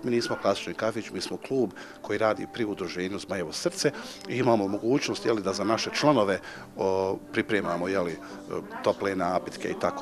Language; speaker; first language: Bosnian; native; Bosnian